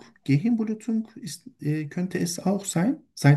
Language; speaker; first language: German; non-native, learner; Turkish